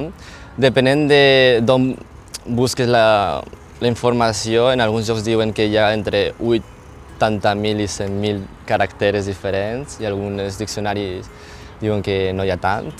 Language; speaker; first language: Catalan; non-native, local second language; Chinese